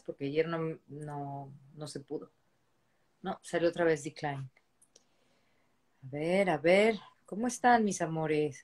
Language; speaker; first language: Spanish; native; Spanish